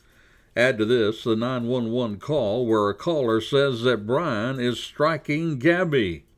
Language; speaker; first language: English; native; English